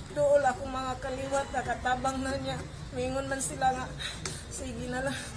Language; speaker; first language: Cebuano; native; Cebuano